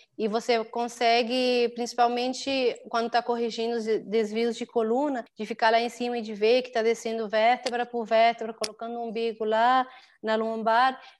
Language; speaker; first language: Portuguese; non-native, local second language; Kabuverdianu